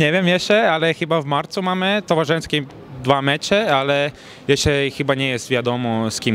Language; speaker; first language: Polish; non-native, fluent; Latvian